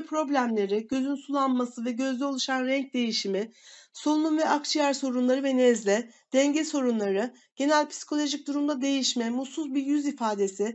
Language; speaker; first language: Turkish; native; Turkish